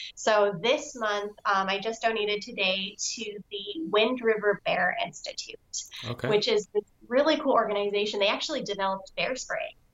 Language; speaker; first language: English; native; English